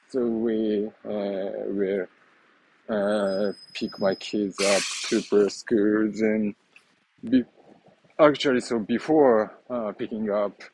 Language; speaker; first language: English; non-native, learner; Japanese